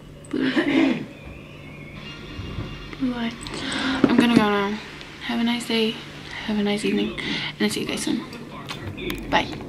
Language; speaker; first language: English; non-native, fluent; Dutch